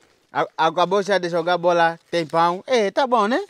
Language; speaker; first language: Portuguese; non-native, learner; Vietnamese